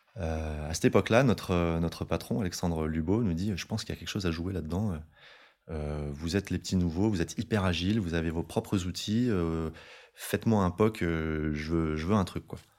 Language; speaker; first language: French; native; French